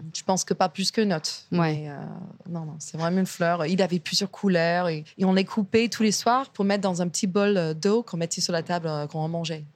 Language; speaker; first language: French; non-native, fluent; English